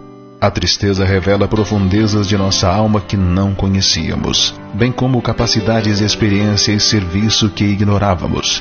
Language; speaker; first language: Portuguese; native; Portuguese